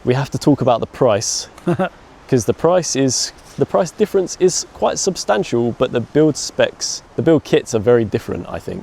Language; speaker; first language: English; native; English